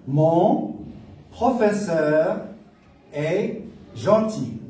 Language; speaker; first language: French; non-native, local second language; Arabic